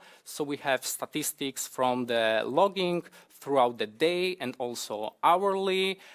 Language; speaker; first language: English; non-native, fluent; Polish